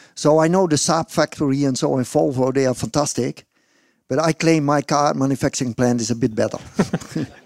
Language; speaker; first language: English; non-native, fluent; Dutch